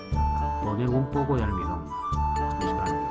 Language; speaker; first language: Spanish; non-native, fluent; Chinese